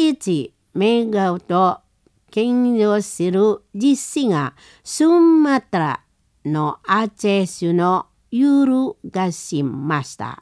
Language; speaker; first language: Japanese; non-native, learner; Indonesian